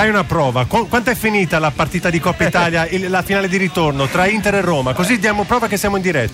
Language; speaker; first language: Italian; native; Italian